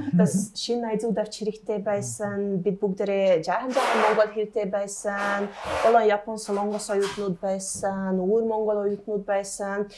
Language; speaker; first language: Mongolian; non-native, learner; Hungarian